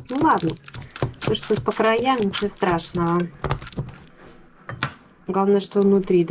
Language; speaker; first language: Russian; native; Russian